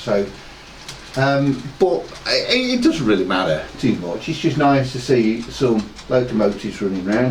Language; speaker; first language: English; native; English